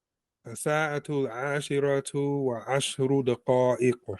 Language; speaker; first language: Arabic; non-native, learner; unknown